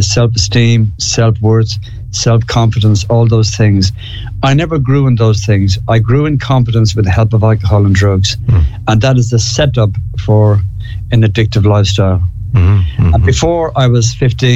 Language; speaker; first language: English; native; English